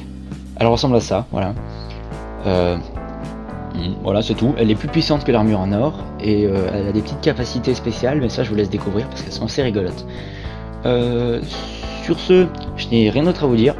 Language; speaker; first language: French; native; French